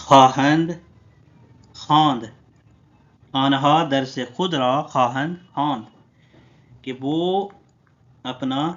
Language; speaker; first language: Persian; non-native, fluent; Urdu